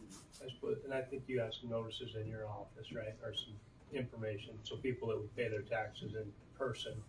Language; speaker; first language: English; native; English